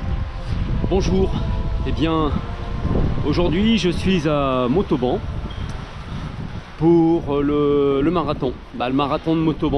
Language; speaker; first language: French; native; French